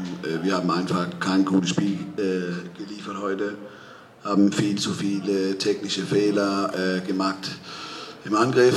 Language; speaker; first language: German; non-native, fluent; Danish